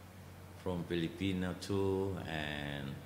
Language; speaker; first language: English; non-native, learner; Indonesian